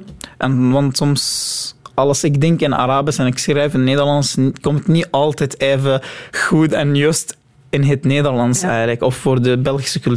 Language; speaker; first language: Dutch; non-native, learner; Arabic